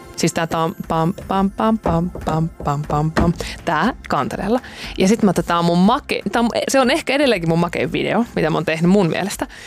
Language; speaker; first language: Finnish; native; Finnish